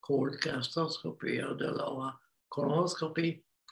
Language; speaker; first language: English; non-native, fluent; Hungarian